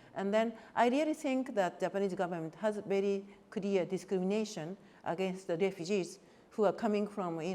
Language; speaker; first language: English; non-native, fluent; Japanese